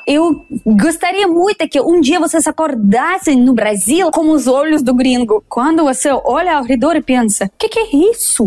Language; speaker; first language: Portuguese; non-native, fluent; Russian